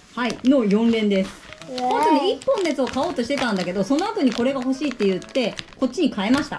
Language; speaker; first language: Japanese; native; Japanese